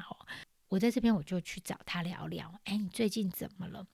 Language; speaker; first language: Chinese; native; Chinese